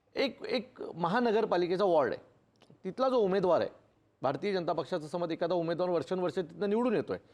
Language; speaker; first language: Marathi; native; Marathi